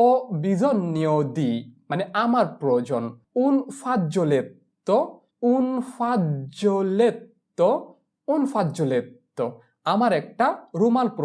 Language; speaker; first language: Italian; non-native, fluent; Bangla